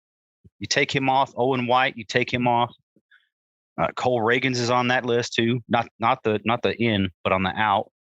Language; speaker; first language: English; native; English